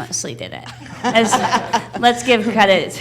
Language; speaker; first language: English; native; English